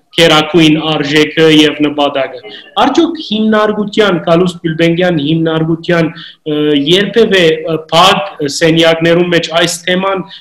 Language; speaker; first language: Armenian; native; Armenian